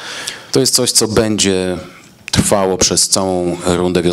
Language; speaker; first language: Polish; native; Polish